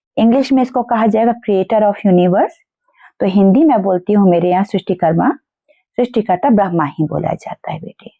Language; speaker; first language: Hindi; native; Hindi